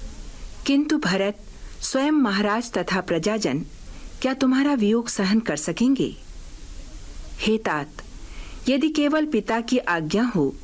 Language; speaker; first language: Hindi; native; Hindi